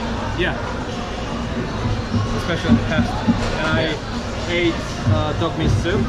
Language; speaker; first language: English; non-native, fluent; Korean